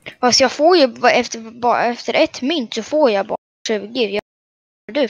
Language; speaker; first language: Swedish; native; Swedish